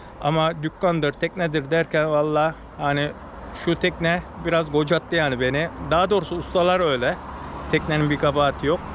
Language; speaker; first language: Turkish; native; Turkish